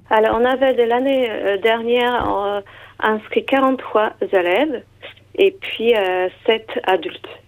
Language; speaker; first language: French; non-native, fluent; Slovak